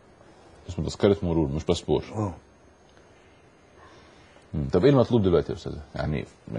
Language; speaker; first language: Arabic; native; Arabic